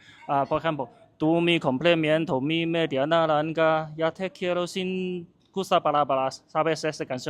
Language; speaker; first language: Spanish; non-native, learner; Chinese